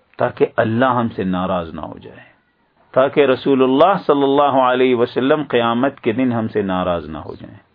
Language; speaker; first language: Urdu; native; Urdu